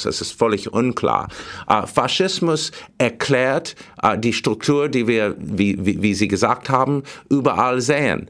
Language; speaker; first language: German; non-native, fluent; English